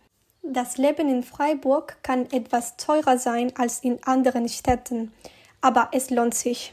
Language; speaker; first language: German; non-native, learner; Spanish